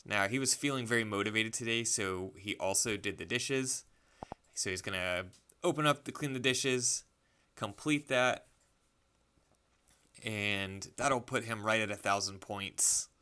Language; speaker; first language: English; native; English